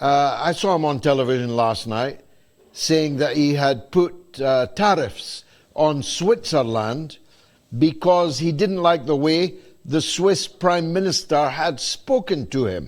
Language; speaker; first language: English; native; English